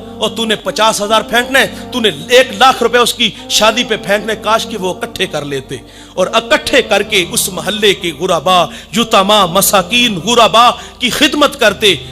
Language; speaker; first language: Urdu; non-native, local second language; Punjabi